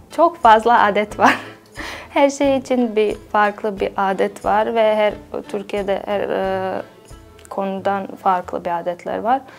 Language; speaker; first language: Turkish; non-native, fluent; Bosnian